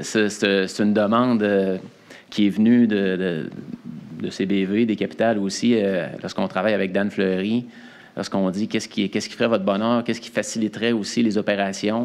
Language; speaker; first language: French; native; French